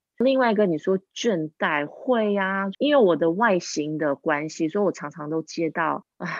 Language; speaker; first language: Chinese; non-native, local second language; English